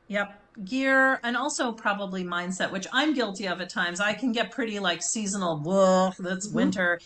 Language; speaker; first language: English; native; English